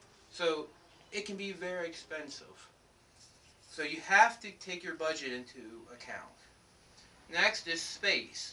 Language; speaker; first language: English; native; English